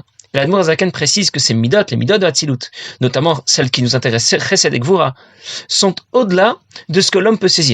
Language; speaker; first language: French; native; French